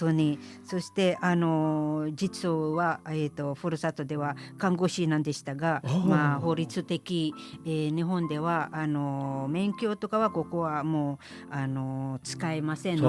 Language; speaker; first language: Japanese; non-native, fluent; Filipino